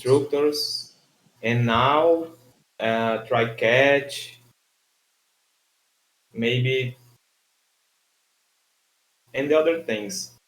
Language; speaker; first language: English; non-native, learner; Portuguese